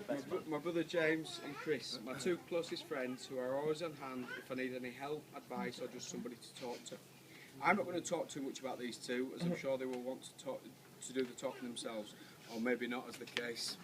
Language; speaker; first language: English; native; English